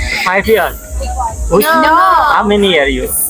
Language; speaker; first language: English; non-native, learner; Hindi